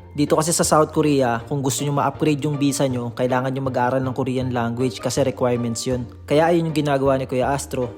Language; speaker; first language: Filipino; native; Filipino